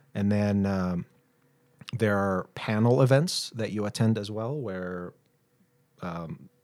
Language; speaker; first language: English; non-native, fluent; Arabic